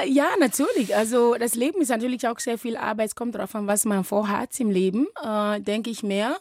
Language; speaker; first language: German; non-native, fluent; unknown